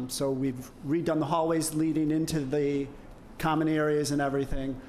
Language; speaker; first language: English; native; English